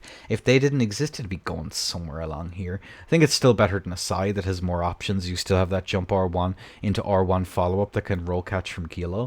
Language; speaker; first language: English; native; English